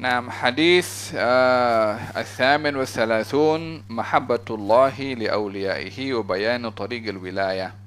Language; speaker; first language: Arabic; non-native, fluent; Malay